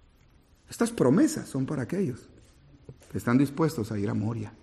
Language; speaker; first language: Spanish; native; Spanish